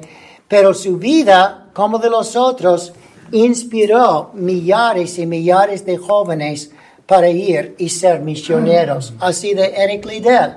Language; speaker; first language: Spanish; non-native, fluent; English